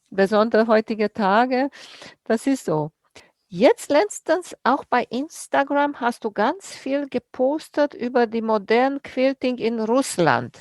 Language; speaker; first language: German; non-native, fluent; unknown